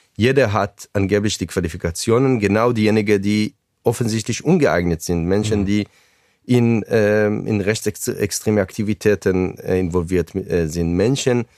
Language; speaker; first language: German; non-native, fluent; Hebrew